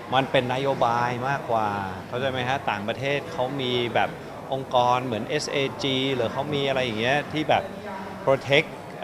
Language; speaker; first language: Thai; non-native, local second language; English